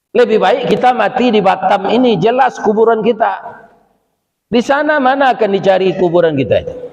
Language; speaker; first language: Malay; non-native, local second language; Minangkabau